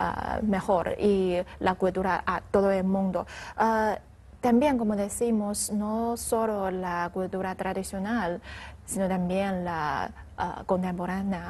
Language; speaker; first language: Spanish; non-native, learner; Chinese